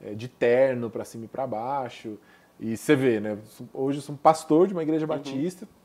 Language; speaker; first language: Portuguese; native; Portuguese